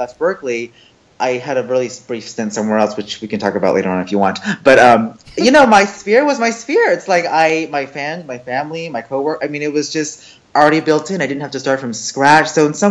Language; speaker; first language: English; early bilingual, other home language; Chinese